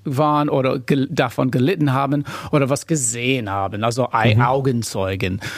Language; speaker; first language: German; non-native, fluent; English